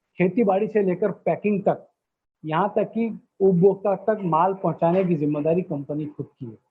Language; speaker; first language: Hindi; native; Hindi